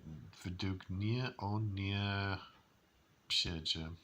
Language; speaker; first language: Polish; non-native, learner; English